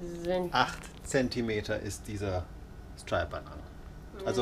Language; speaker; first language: German; native; German